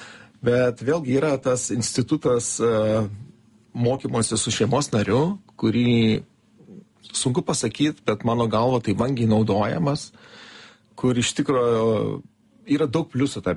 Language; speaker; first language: Lithuanian; native; Lithuanian